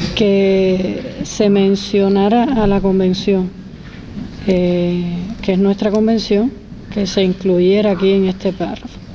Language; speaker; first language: Spanish; native; Spanish